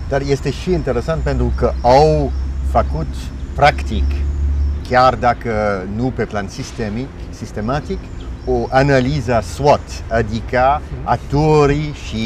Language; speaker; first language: Romanian; non-native, fluent; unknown